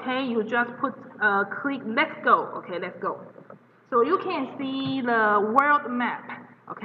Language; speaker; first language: English; non-native, fluent; Chinese